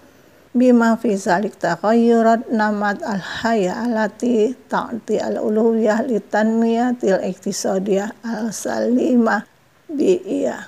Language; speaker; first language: Arabic; non-native, learner; Indonesian